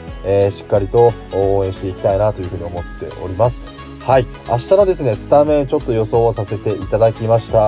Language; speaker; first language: Japanese; native; Japanese